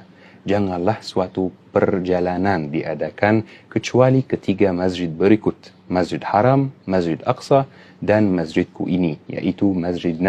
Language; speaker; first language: Indonesian; non-native, fluent; Arabic